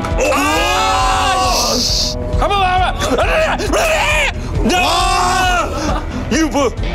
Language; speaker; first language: English; non-native, learner; Korean